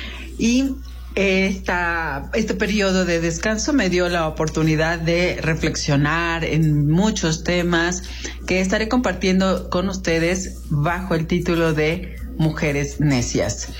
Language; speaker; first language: Spanish; native; Spanish